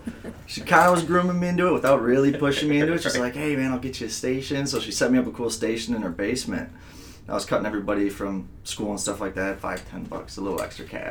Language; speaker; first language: English; native; English